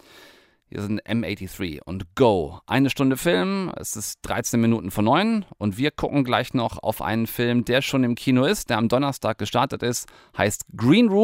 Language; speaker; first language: German; native; German